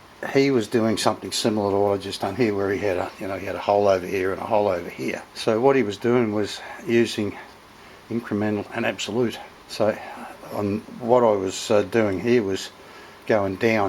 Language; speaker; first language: English; native; English